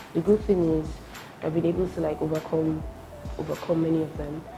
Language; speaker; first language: English; non-native, local second language; Yoruba